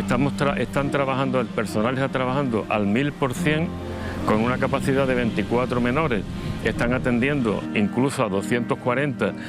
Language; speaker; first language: Spanish; native; Spanish